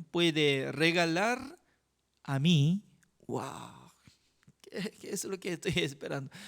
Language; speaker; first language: Spanish; non-native, fluent; Korean